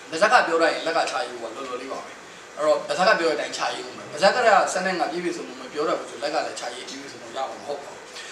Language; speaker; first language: Burmese; native; Burmese